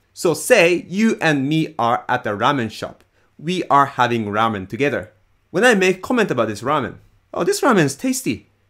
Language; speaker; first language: English; non-native, fluent; Japanese